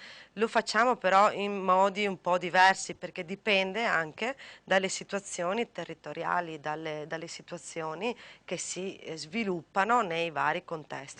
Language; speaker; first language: Italian; native; Italian